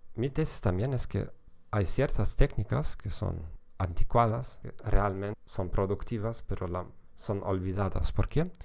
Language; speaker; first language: Spanish; non-native, fluent; German